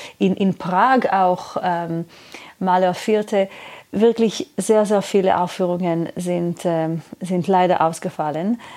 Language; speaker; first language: German; non-native, fluent; Hebrew